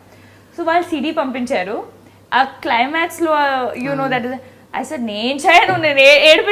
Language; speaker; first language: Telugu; non-native, fluent; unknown